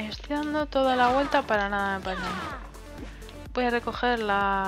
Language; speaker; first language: Spanish; native; Spanish